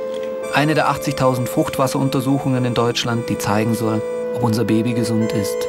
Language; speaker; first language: German; native; German